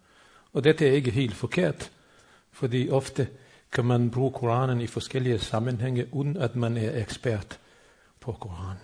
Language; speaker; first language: Swedish; non-native, fluent; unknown